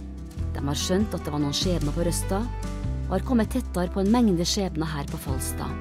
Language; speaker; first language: Norwegian; native; Norwegian